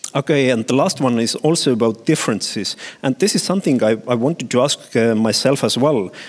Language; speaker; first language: English; non-native, fluent; Estonian